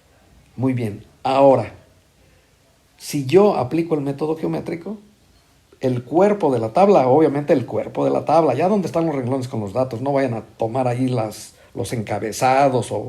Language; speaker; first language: Spanish; native; Spanish